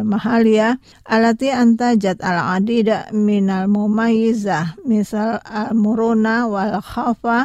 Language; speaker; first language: Arabic; non-native, fluent; Indonesian